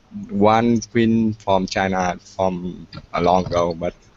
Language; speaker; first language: English; non-native, learner; Vietnamese